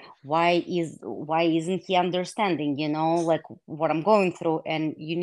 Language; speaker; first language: English; non-native, fluent; Hebrew